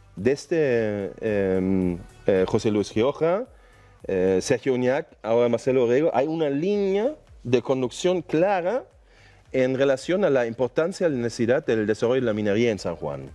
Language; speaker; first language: Spanish; non-native, fluent; German